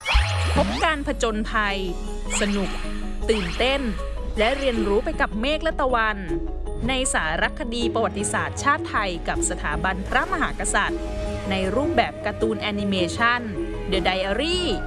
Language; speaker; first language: Thai; native; Thai